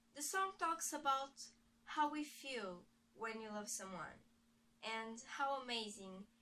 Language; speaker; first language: English; non-native, learner; Portuguese